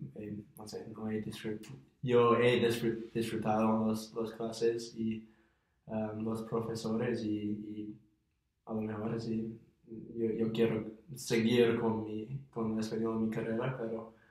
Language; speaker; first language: Spanish; non-native, fluent; English